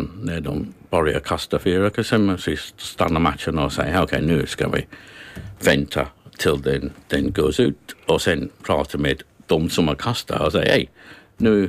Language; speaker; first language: Swedish; non-native, learner; English